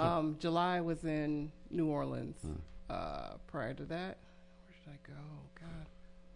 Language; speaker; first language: English; native; English